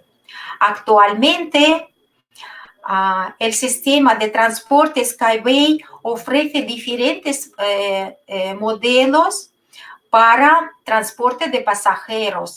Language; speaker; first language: Spanish; non-native, fluent; Russian